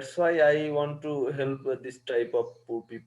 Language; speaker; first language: English; non-native, learner; Bangla